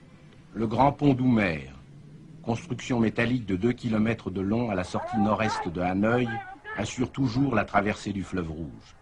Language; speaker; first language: French; native; French